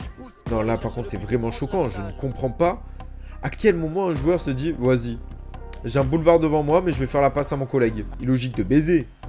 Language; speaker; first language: French; native; French